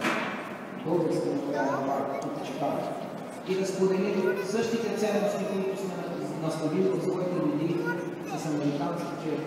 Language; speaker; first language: Bulgarian; native; Bulgarian